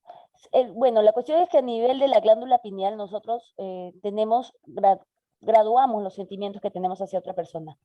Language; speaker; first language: Spanish; native; Spanish